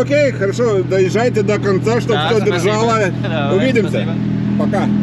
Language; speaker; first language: Russian; non-native, fluent; Lithuanian